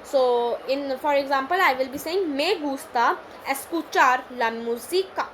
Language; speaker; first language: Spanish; non-native, learner; Hindi